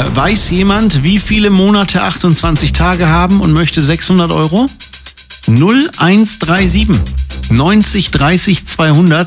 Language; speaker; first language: German; native; German